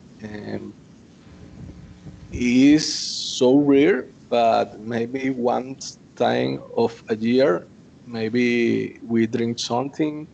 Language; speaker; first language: English; non-native, learner; Spanish